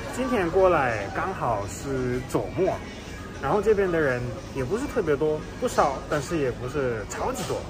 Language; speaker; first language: Chinese; non-native, fluent; German